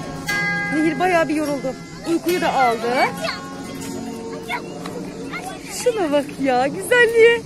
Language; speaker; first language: Turkish; native; Turkish